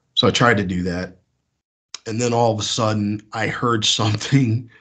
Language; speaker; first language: English; native; English